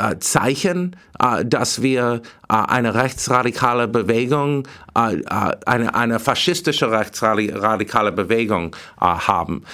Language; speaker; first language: German; non-native, learner; English